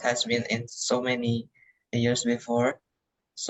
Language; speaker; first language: English; non-native, learner; Indonesian